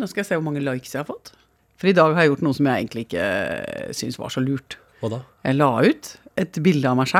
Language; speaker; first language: Norwegian; native; Norwegian